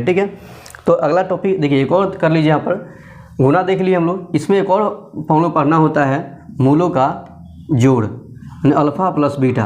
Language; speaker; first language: Hindi; native; Hindi